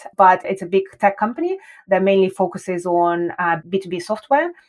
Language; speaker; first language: English; non-native, fluent; Russian